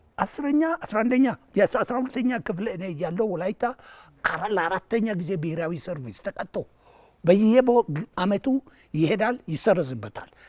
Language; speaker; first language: Amharic; non-native, local second language; Wolaytta